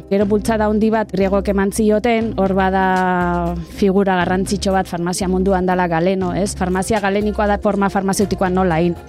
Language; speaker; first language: Basque; native; Basque